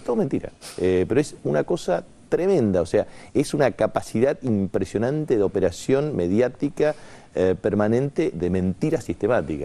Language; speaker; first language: Spanish; native; Spanish